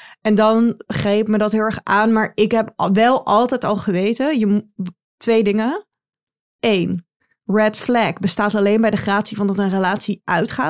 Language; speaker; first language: Dutch; native; Dutch